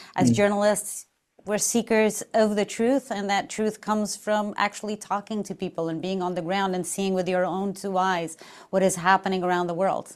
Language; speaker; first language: English; non-native, fluent; Portuguese